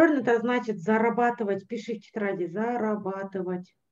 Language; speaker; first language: Russian; native; Russian